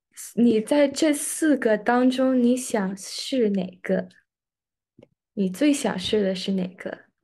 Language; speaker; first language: Chinese; early bilingual, heritage; English